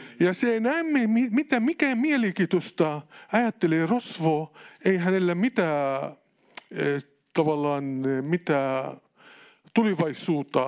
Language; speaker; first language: Finnish; non-native, learner; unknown